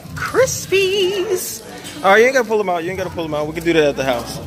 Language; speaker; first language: English; native; English